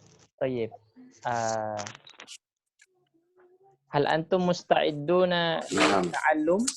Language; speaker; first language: Arabic; non-native, fluent; Indonesian